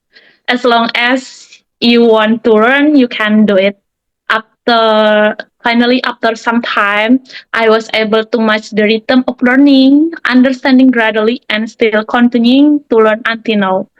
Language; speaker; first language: English; non-native, learner; Indonesian